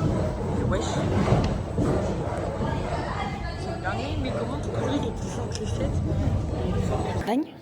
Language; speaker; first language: French; native; French